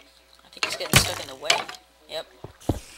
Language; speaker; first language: English; native; English